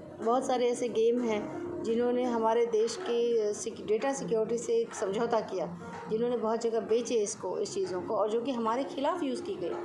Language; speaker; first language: Hindi; native; Hindi